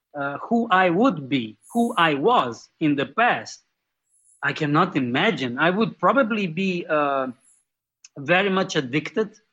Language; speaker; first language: English; non-native, fluent; Slovenian